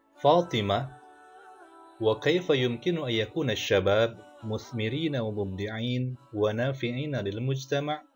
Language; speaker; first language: Arabic; non-native, learner; Indonesian